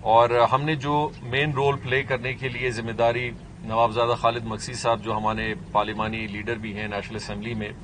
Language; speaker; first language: Urdu; non-native, local second language; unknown